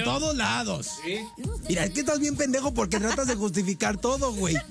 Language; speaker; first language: Spanish; native; Spanish